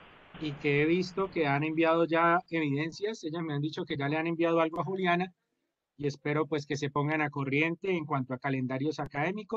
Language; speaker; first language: Spanish; native; Spanish